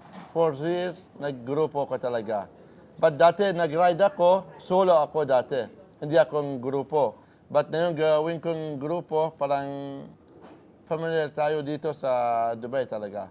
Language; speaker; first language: Filipino; non-native, learner; Arabic